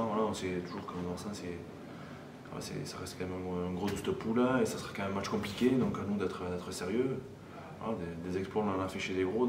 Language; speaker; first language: French; native; French